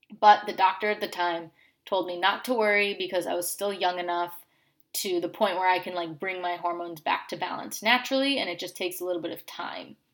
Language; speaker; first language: English; native; English